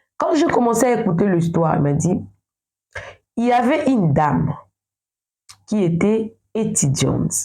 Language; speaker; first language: French; non-native, local second language; Lingala